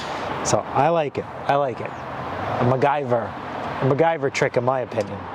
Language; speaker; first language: English; native; English